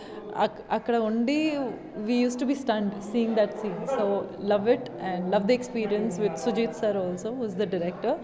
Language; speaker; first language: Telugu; non-native, local second language; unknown